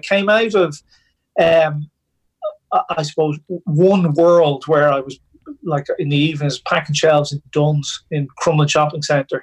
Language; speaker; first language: English; native; English